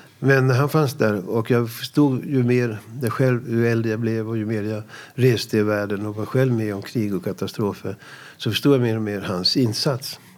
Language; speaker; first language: Swedish; native; Swedish